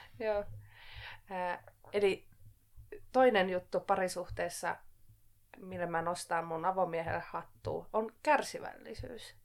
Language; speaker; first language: Finnish; non-native, local second language; Swedish